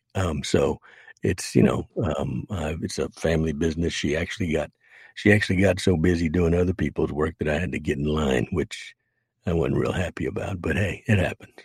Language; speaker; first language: English; native; English